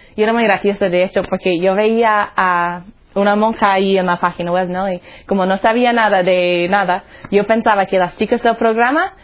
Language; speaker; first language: Spanish; non-native, fluent; English